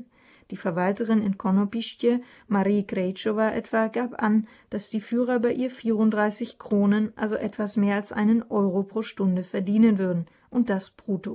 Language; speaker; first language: German; native; German